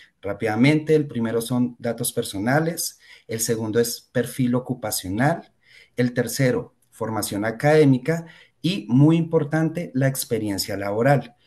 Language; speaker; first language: Spanish; native; Spanish